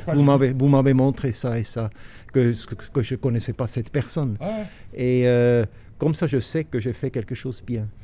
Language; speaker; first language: French; non-native, local second language; German